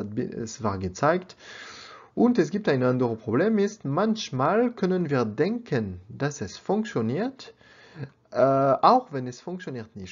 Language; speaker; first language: German; non-native, learner; French